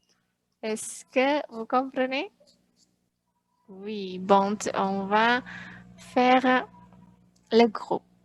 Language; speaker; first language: French; non-native, fluent; Indonesian